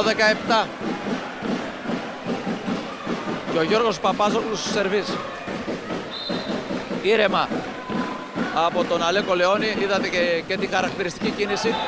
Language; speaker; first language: Greek; native; Greek